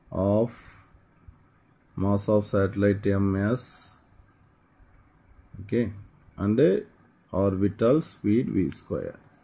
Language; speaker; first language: English; non-native, local second language; Tamil